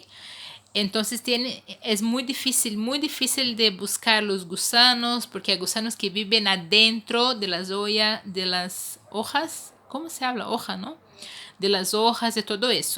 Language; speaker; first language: Spanish; non-native, fluent; Portuguese